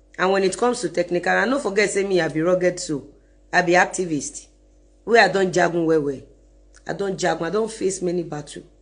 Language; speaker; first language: Nigerian Pidgin; non-native, local second language; Yoruba